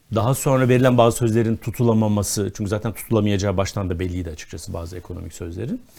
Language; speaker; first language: Turkish; native; Turkish